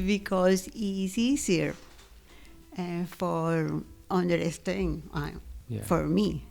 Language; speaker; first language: English; non-native, learner; Spanish